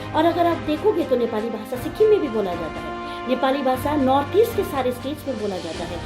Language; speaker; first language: Hindi; non-native, local second language; Nepali